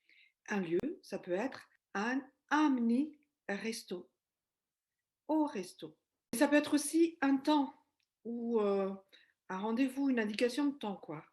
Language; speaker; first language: French; non-native, local second language; Malagasy